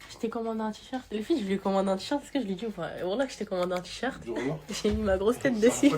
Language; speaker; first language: French; native; French